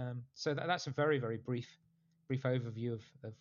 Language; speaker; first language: English; native; English